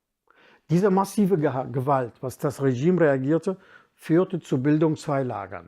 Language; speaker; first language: German; non-native, fluent; Kurdish